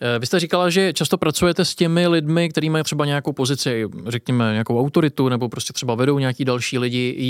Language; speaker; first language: Czech; native; Czech